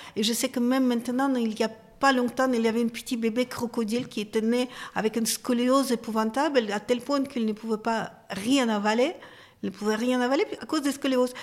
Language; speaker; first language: French; non-native, fluent; Russian